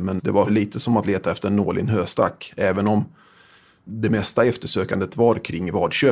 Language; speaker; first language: Swedish; native; Swedish